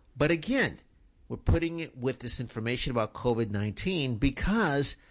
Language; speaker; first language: English; early bilingual, other home language; Spanish